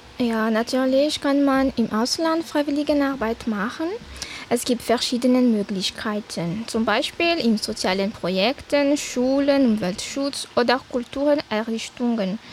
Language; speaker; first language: German; non-native, fluent; Malagasy